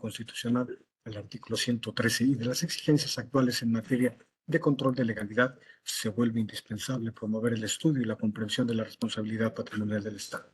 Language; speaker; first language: Spanish; native; Spanish